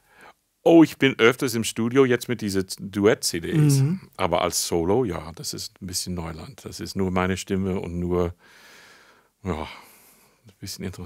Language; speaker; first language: German; non-native, fluent; English